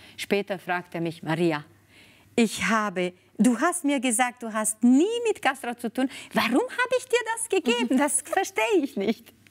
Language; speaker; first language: German; non-native, fluent; Spanish